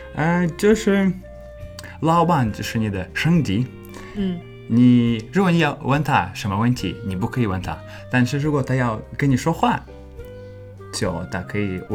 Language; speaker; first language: Chinese; non-native, learner; English